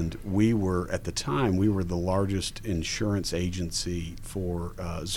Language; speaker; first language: English; native; English